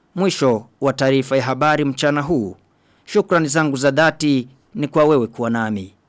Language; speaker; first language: Swahili; non-native, local second language; Rundi